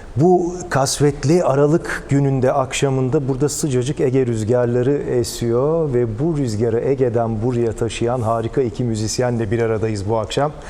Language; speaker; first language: Turkish; native; Turkish